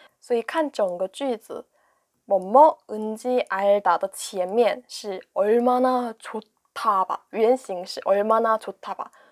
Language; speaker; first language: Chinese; non-native, fluent; Korean